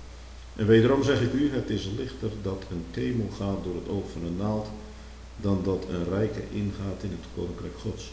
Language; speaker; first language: Dutch; native; Dutch